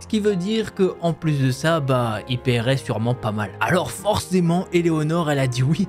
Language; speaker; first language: French; native; French